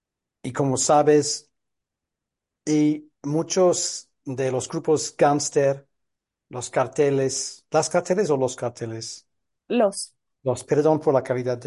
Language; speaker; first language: Spanish; non-native, fluent; English